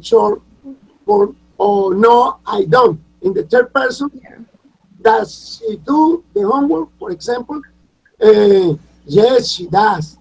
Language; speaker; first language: English; non-native, learner; Spanish